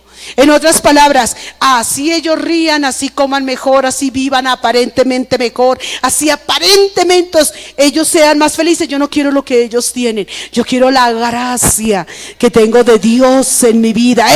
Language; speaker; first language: Spanish; native; Spanish